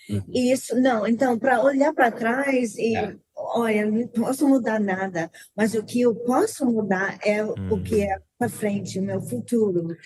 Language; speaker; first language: Portuguese; non-native, learner; English